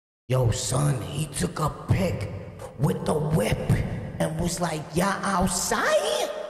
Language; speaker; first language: English; early bilingual, other home language; Spanish